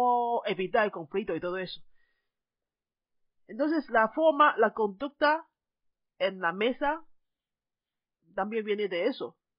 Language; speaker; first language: Spanish; non-native, fluent; Chinese